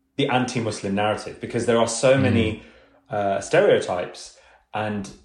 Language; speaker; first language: English; early bilingual, other home language; Urdu